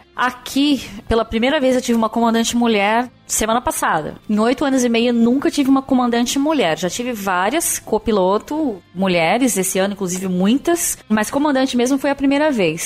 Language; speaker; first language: Portuguese; native; Portuguese